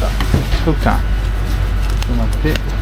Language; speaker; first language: Japanese; non-native, learner; French